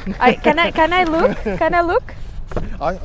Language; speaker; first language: English; non-native, fluent; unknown